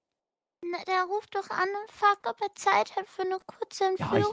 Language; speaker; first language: German; native; German